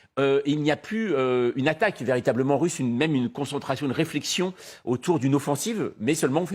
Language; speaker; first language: French; native; French